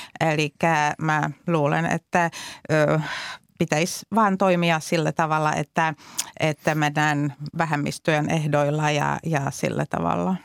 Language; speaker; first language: Finnish; non-native, fluent; Czech